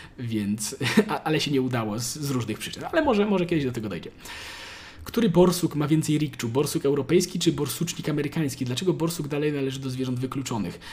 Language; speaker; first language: Polish; native; Polish